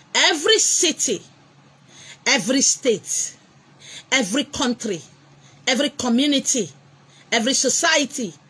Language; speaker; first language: English; non-native, local second language; Igbo